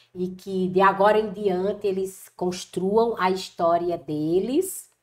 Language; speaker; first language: Portuguese; native; Portuguese